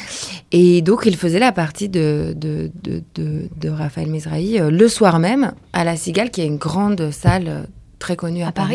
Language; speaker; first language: French; early bilingual, other home language; Lithuanian